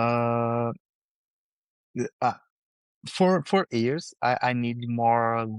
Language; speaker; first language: English; non-native, learner; Portuguese